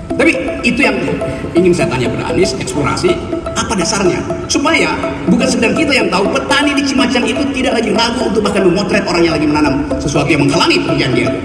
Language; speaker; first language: Indonesian; native; Indonesian